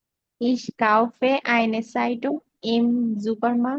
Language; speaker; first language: German; non-native, learner; Bangla